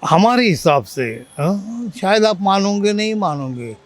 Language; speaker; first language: Hindi; non-native, local second language; Marathi